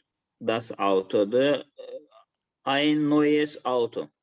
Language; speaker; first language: German; non-native, learner; Azerbaijani